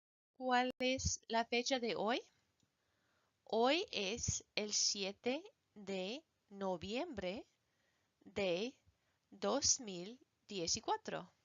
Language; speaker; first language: Spanish; non-native, fluent; English